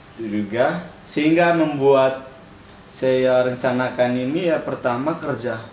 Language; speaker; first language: Indonesian; non-native, fluent; Tetum